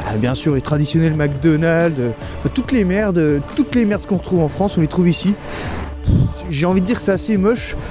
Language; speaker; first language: French; native; French